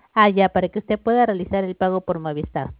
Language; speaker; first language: Spanish; native; Spanish